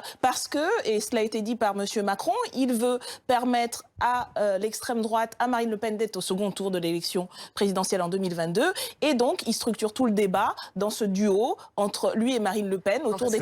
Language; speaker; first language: French; native; French